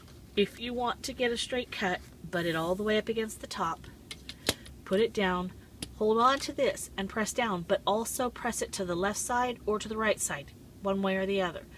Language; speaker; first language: English; native; English